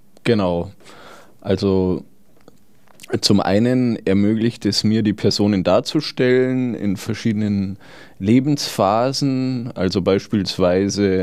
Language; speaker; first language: German; native; German